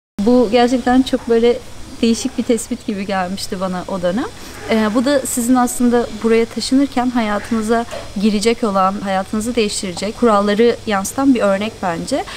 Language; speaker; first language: Turkish; native; Turkish